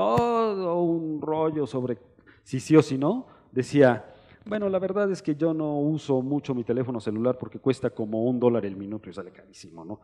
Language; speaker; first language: Spanish; native; Spanish